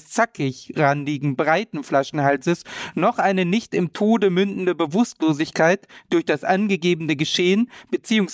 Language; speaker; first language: German; native; German